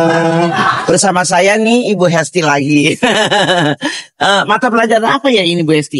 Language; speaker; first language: Indonesian; native; Indonesian